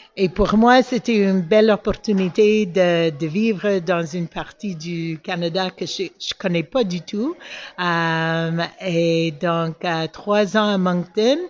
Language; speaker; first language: French; non-native, local second language; English